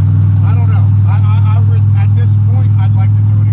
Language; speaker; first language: English; native; English